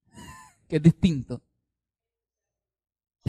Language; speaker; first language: Spanish; native; Spanish